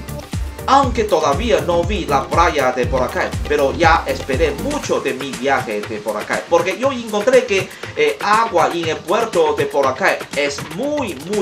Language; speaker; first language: Spanish; non-native, learner; Chinese